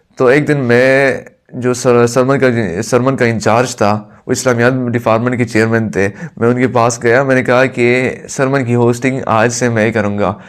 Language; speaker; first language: Urdu; non-native, local second language; Pashto